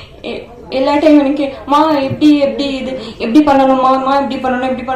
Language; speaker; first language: Tamil; non-native, learner; Bangla